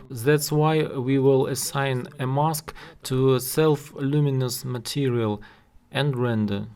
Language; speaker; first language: English; non-native, learner; Russian